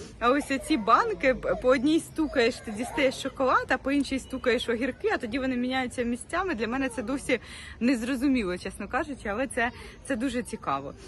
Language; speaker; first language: Ukrainian; native; Ukrainian